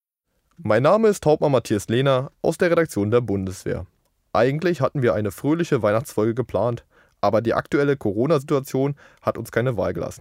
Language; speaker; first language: German; native; German